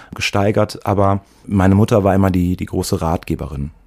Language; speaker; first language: German; native; German